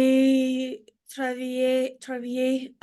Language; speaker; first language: French; non-native, learner; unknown